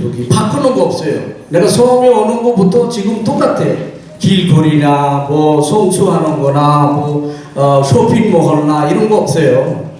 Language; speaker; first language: Korean; non-native, fluent; Bangla